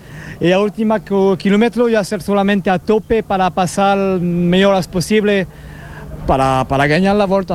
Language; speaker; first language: Spanish; non-native, learner; French